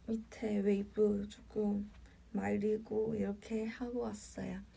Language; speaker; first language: Korean; non-native, fluent; Cantonese